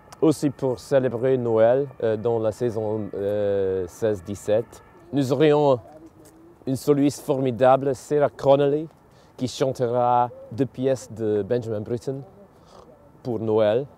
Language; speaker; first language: French; non-native, fluent; English